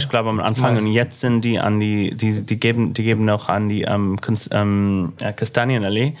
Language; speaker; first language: German; non-native, fluent; English